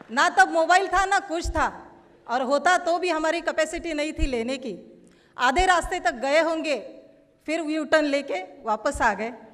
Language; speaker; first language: Hindi; non-native, local second language; Marathi